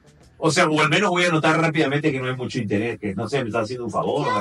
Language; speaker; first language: Spanish; native; Spanish